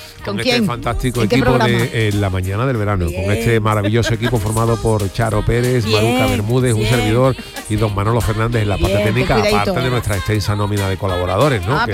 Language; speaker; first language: Spanish; native; Spanish